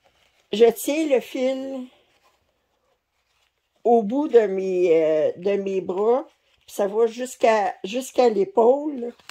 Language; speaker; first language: French; native; French